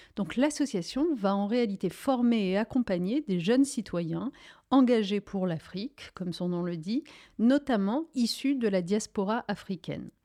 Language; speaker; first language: French; early bilingual, other home language; Riffian